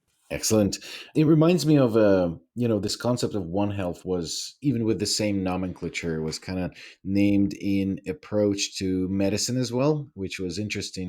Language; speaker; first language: English; non-native, fluent; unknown